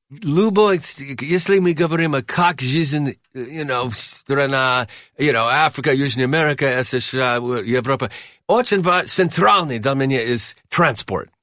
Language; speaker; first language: Russian; non-native, learner; English